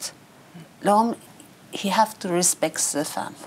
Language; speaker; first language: French; non-native, learner; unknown